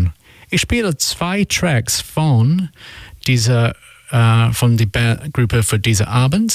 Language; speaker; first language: German; non-native, learner; English